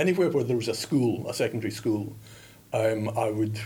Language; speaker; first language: English; native; English